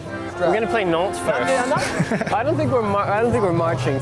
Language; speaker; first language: English; native; English